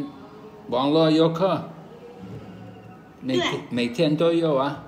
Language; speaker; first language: Chinese; non-native, learner; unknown